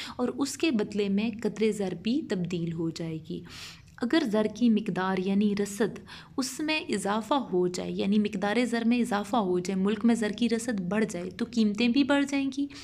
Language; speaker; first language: Urdu; non-native, local second language; Punjabi